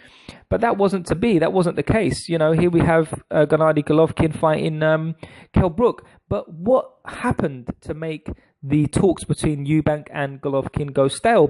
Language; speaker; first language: English; native; English